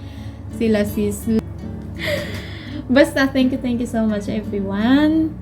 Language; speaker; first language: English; non-native, local second language; Filipino